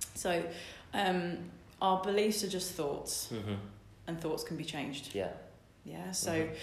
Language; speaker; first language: English; native; English